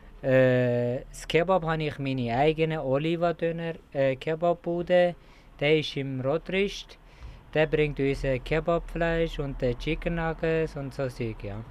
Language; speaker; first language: German; non-native, learner; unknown